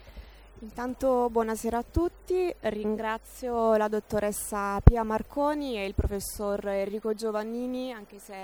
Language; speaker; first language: Italian; native; Italian